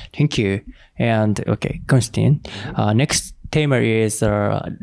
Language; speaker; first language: English; non-native, learner; Japanese